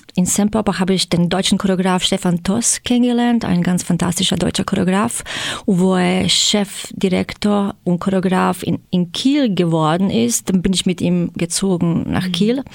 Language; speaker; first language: German; non-native, fluent; Croatian